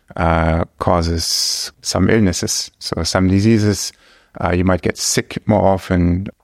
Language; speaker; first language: English; non-native, fluent; German